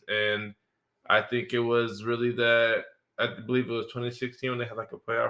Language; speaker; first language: English; native; English